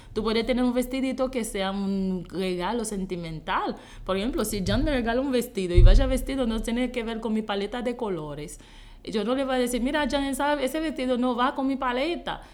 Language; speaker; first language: Spanish; non-native, fluent; Haitian Creole